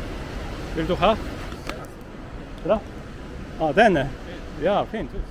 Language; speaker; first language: Norwegian; non-native, learner; Polish